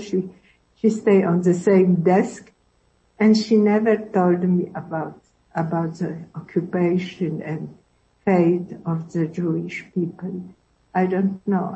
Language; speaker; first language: English; non-native, learner; Polish